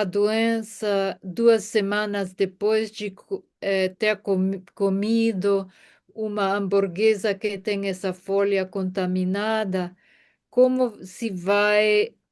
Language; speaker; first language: Portuguese; non-native, fluent; German